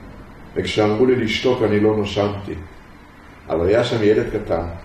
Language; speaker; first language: Hebrew; early bilingual, other home language; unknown